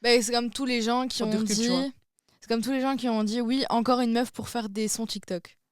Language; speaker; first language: French; native; French